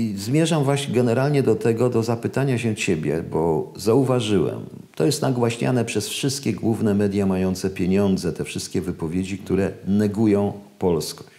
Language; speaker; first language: Polish; native; Polish